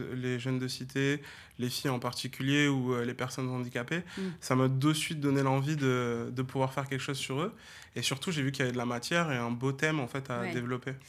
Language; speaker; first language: French; native; French